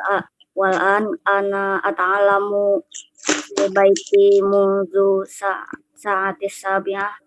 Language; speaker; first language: Arabic; non-native, learner; Indonesian